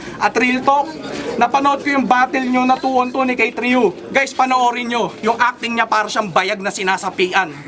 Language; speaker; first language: Filipino; native; Filipino